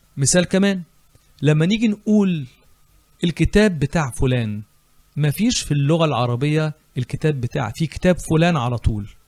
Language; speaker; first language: Arabic; native; Arabic